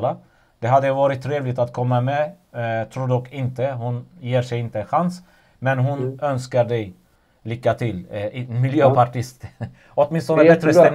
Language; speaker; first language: Swedish; non-native, fluent; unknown